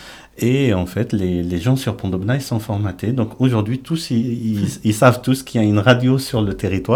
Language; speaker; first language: French; native; French